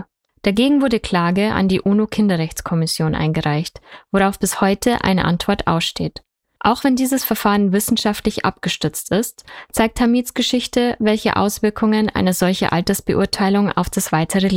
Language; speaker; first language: German; native; German